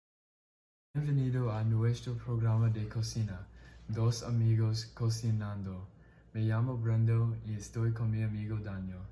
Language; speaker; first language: Spanish; non-native, learner; English